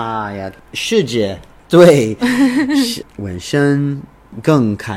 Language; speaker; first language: Chinese; non-native, learner; English